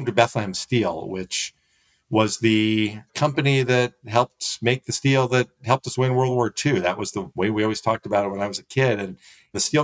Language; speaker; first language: English; native; English